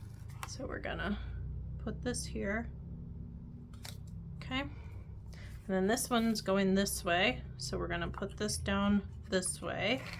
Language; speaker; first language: English; native; English